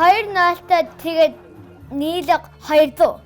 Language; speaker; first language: Mongolian; early bilingual, heritage; Mongolian